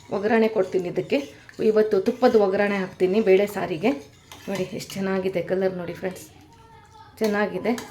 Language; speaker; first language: Kannada; non-native, local second language; Konkani